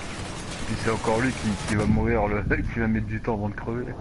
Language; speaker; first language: French; native; French